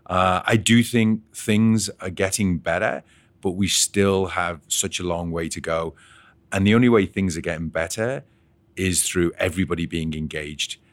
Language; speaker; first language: English; native; English